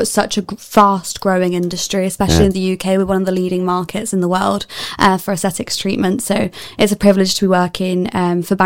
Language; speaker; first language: English; native; English